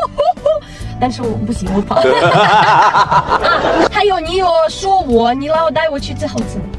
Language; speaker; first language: Chinese; non-native, learner; Russian